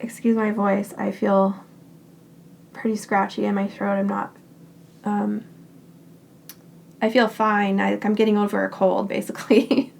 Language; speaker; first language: English; native; English